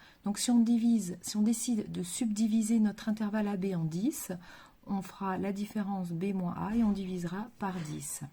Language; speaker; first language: French; native; French